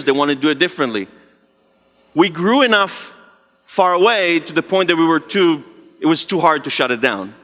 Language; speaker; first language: English; non-native, fluent; Hebrew